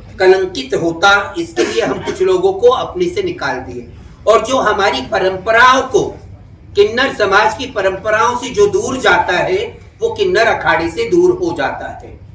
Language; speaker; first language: Hindi; native; Hindi